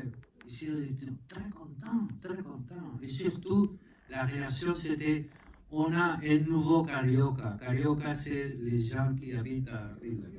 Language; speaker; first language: French; non-native, learner; Spanish